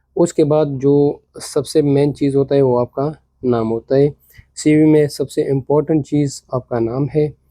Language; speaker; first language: Urdu; non-native, local second language; Pashto